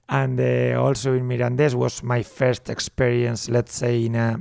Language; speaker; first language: English; non-native, fluent; Spanish